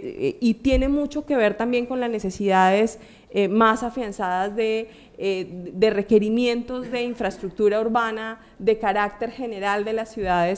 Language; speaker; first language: Spanish; native; Spanish